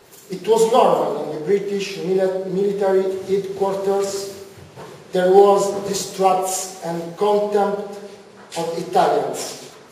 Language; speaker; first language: English; non-native, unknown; Italian